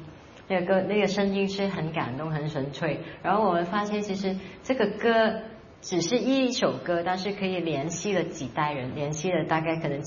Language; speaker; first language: Chinese; non-native, local second language; Cantonese